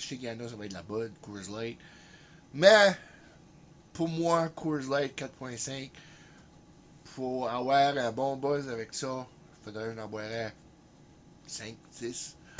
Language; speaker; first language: French; early bilingual, heritage; French